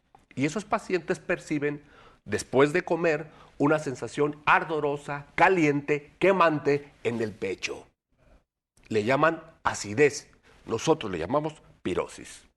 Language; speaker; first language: Spanish; native; Spanish